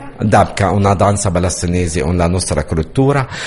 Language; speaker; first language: Italian; non-native, learner; Arabic